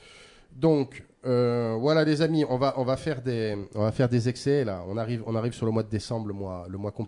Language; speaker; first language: French; native; French